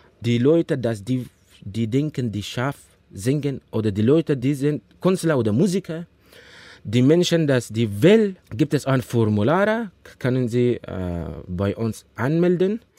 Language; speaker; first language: German; non-native, learner; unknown